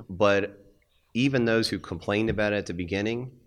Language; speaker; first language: English; native; English